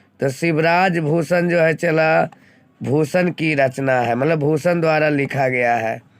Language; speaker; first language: Hindi; native; Hindi